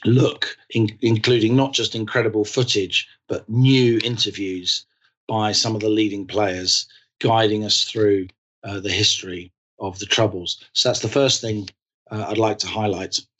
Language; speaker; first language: English; native; English